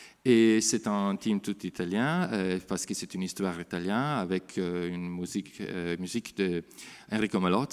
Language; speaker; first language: French; non-native, fluent; Italian